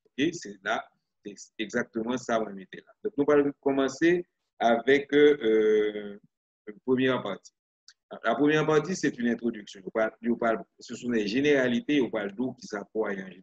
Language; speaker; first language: French; non-native, local second language; Haitian Creole